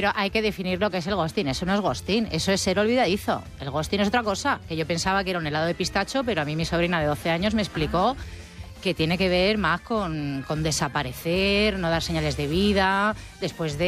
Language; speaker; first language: Spanish; native; Spanish